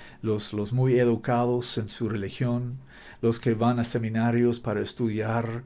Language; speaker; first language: Spanish; non-native, learner; English